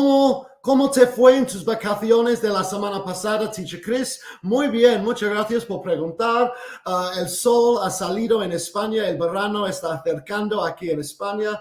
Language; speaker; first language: Spanish; non-native, fluent; English